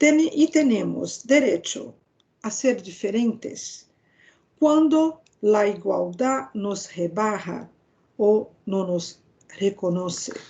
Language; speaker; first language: Spanish; non-native, fluent; Portuguese